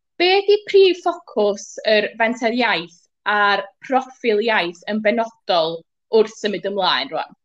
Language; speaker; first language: Welsh; native; Welsh